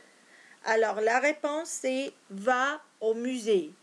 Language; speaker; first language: French; non-native, fluent; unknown